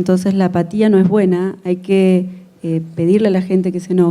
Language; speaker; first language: Spanish; native; Spanish